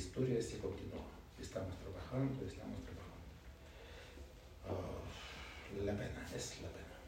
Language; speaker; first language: Spanish; non-native, learner; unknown